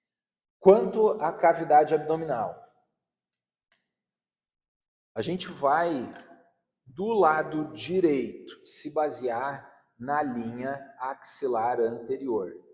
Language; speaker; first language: Portuguese; native; Portuguese